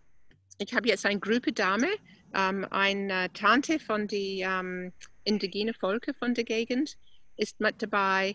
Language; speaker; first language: German; non-native, fluent; English